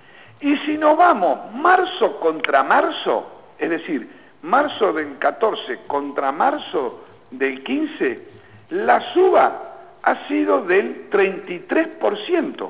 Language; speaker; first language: Spanish; native; Spanish